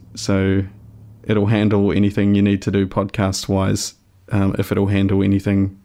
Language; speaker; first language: English; native; English